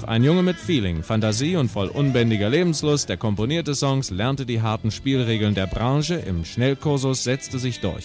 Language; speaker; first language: German; native; German